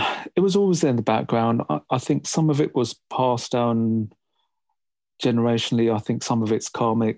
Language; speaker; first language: English; native; English